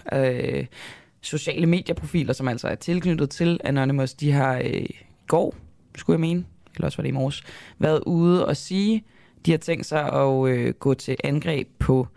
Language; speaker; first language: Danish; native; Danish